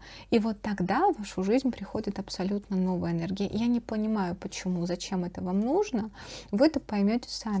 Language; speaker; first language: Russian; native; Russian